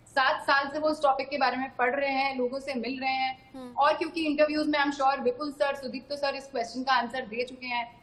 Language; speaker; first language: Hindi; native; Hindi